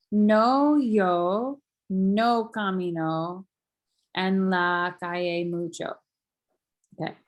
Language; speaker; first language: Spanish; non-native, learner; English